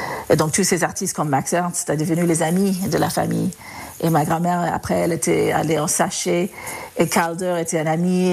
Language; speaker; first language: French; non-native, fluent; English